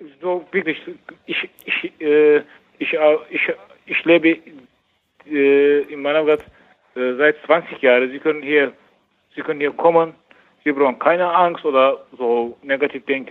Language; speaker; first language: German; non-native, learner; Turkish